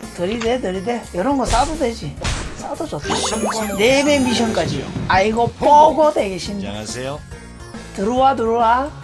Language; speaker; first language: Korean; native; Korean